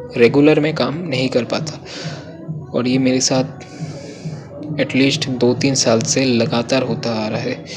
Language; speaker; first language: Hindi; non-native, local second language; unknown